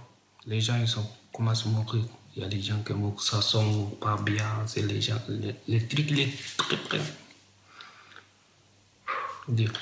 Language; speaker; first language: French; non-native, learner; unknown